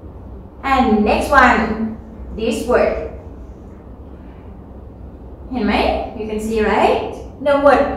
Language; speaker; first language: English; non-native, learner; Thai